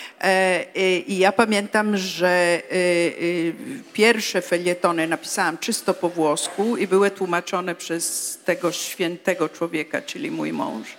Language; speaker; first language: Polish; non-native, fluent; Italian